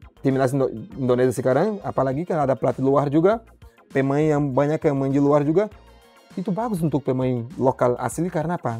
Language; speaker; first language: Indonesian; non-native, fluent; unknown